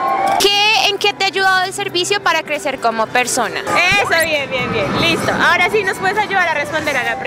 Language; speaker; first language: Spanish; native; Spanish